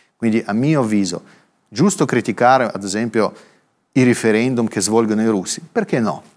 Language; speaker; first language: Italian; non-native, fluent; Russian